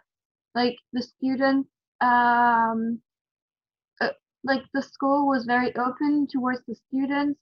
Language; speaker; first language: English; non-native, fluent; German